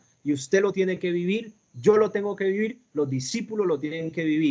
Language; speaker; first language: Spanish; native; Spanish